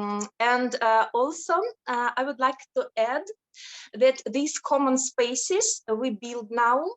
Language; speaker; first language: English; non-native, fluent; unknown